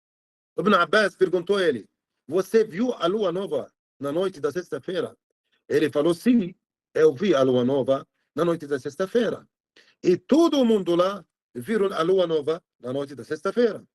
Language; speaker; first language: Portuguese; non-native, fluent; Arabic